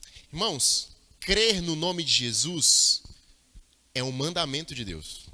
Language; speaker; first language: Portuguese; native; Portuguese